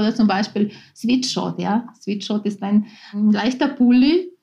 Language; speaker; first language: German; non-native, fluent; Ukrainian